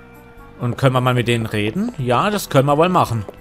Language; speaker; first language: German; native; German